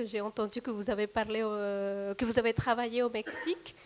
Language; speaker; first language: French; non-native, fluent; Spanish